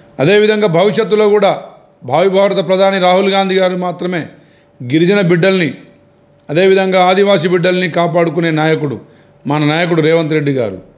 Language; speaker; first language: Telugu; non-native, local second language; Lambadi